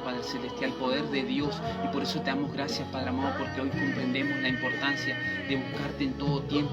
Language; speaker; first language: Spanish; native; Spanish